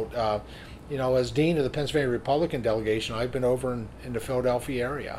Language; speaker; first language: English; native; English